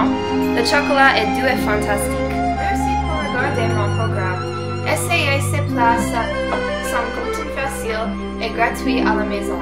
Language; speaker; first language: French; non-native, learner; English